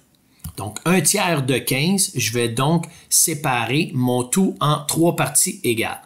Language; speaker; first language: French; native; French